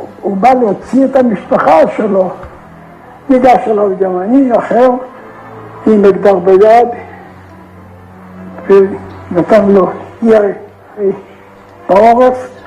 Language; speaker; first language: Hebrew; non-native, fluent; Yiddish